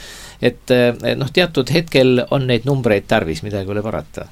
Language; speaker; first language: Estonian; native; Estonian